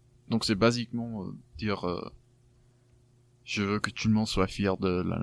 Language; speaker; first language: French; non-native, fluent; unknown